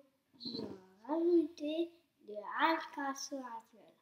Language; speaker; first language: French; non-native, learner; English